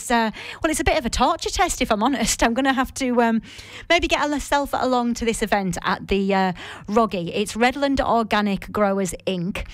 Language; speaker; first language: English; native; English